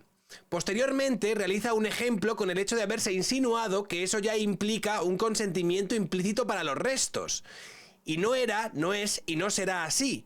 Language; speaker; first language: Spanish; native; Spanish